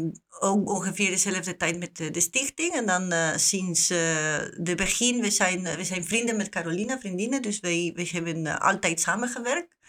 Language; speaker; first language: Dutch; non-native, learner; Spanish